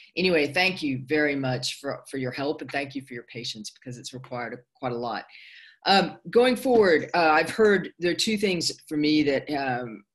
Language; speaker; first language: English; native; English